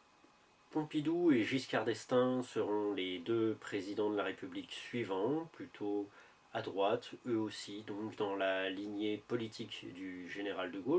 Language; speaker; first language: French; native; French